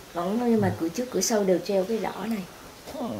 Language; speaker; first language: Vietnamese; native; Vietnamese